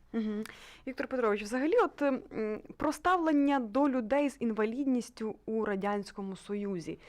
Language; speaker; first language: Ukrainian; native; Ukrainian